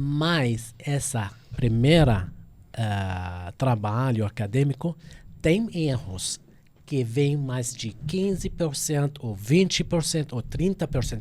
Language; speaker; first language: Portuguese; non-native, fluent; Arabic